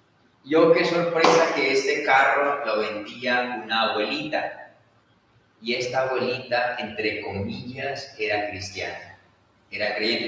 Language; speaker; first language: Spanish; native; Spanish